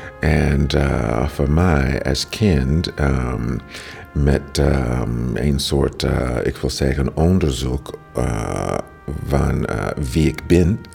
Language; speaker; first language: Dutch; non-native, learner; English